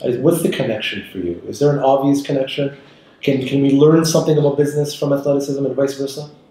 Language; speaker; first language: English; native; English